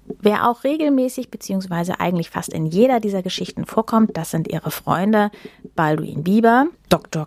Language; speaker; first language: German; native; German